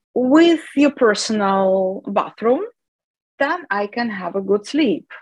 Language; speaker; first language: English; non-native, fluent; Russian